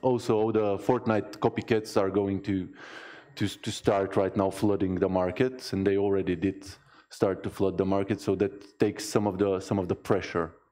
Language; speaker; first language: English; non-native, fluent; Bulgarian